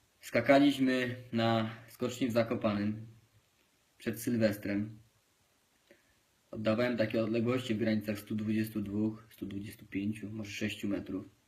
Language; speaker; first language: Polish; native; Polish